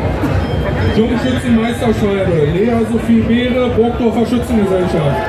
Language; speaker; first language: German; native; German